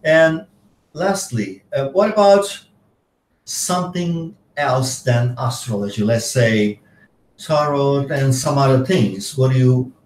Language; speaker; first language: English; non-native, fluent; Turkish